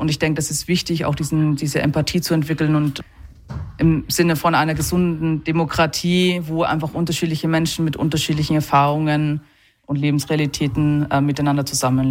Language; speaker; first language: German; native; German